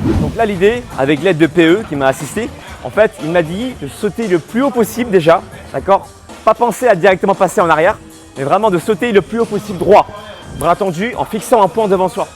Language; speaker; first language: French; native; French